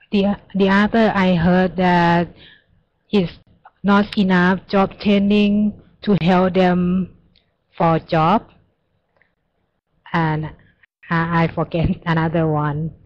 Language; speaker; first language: English; non-native, learner; Thai